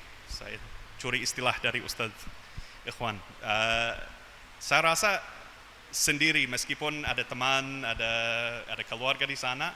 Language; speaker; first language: Indonesian; non-native, fluent; English